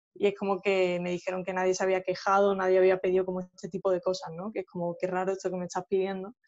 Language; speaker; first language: Spanish; native; Spanish